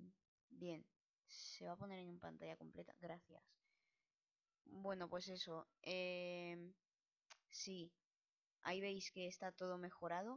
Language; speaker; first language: Spanish; native; Spanish